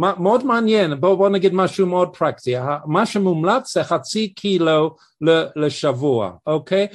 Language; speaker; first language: Hebrew; non-native, fluent; English